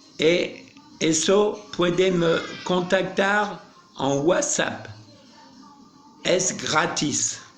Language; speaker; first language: Spanish; non-native, learner; French